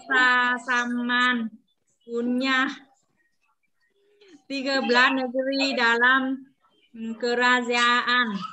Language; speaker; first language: Indonesian; non-native, learner; Vietnamese